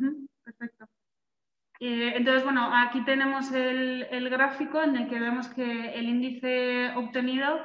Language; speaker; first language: Spanish; native; Spanish